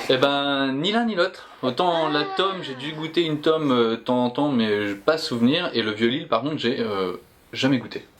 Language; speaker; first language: French; native; French